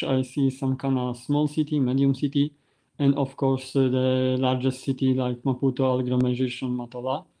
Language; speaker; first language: English; non-native, learner; Polish